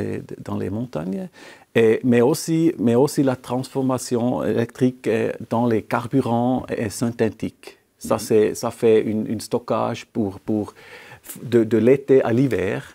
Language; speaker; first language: French; non-native, local second language; German